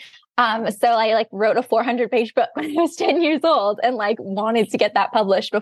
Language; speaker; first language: English; native; English